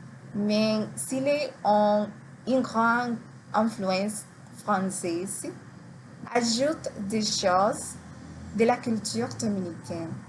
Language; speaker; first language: French; non-native, learner; Spanish